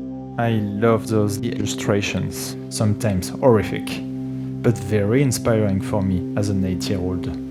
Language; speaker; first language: English; non-native, fluent; French